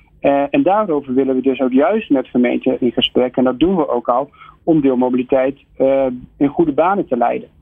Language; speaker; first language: Dutch; native; Dutch